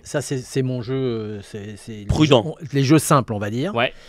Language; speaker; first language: French; native; French